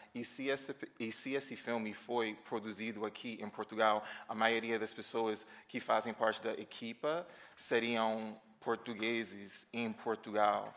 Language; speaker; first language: Portuguese; native; Portuguese